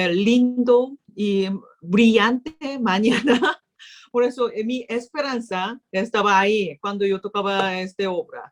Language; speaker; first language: Spanish; non-native, learner; Korean